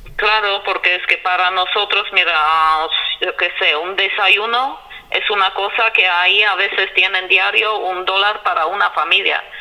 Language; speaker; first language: Spanish; non-native, fluent; Polish